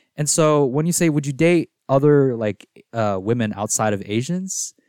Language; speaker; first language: English; non-native, local second language; Filipino